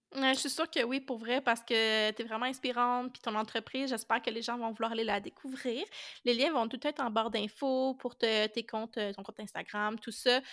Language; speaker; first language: French; native; French